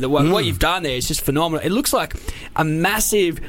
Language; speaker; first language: English; native; English